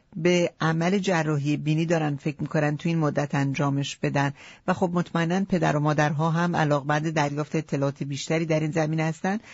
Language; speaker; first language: Persian; native; Persian